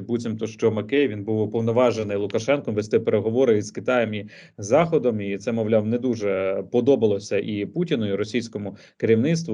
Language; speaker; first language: Ukrainian; native; Ukrainian